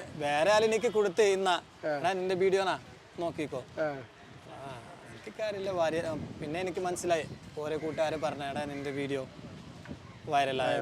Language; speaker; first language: Malayalam; non-native, local second language; Hindi